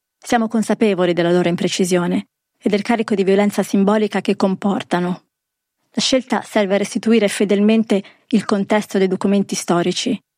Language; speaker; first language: Italian; native; Italian